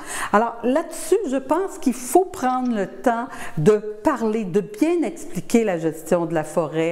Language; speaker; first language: French; native; French